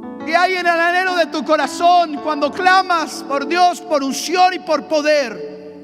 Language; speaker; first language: Spanish; native; Spanish